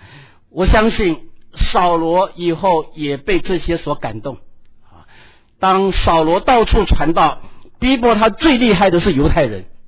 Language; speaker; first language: Chinese; native; Chinese